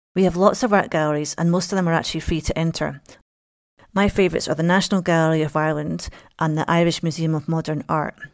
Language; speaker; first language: English; native; English